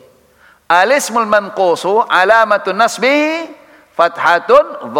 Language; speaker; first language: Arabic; non-native, fluent; Indonesian